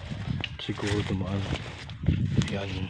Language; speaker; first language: Filipino; non-native, local second language; Cebuano